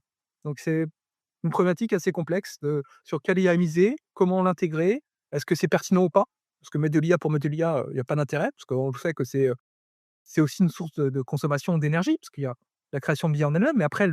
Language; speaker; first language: French; native; French